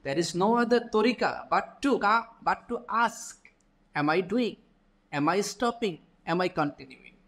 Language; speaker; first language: English; non-native, local second language; Bangla